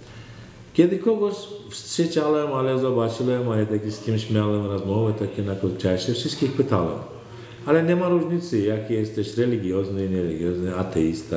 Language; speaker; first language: Polish; non-native, learner; Turkmen